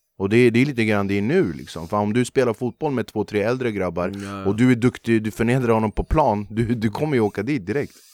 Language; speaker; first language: Swedish; early bilingual, other home language; Kurdish